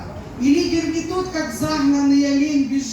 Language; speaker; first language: Russian; native; Russian